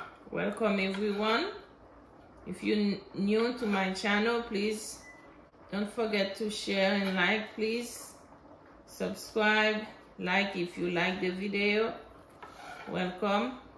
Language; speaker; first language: English; non-native, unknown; Haitian Creole